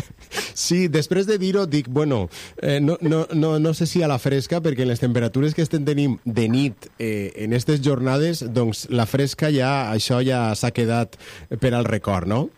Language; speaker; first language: Catalan; native; Catalan